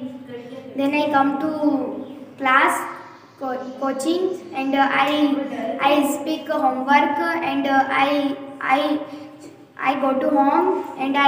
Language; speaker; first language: English; non-native, learner; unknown